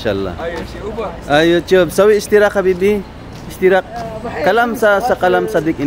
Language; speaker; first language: Arabic; non-native, learner; Filipino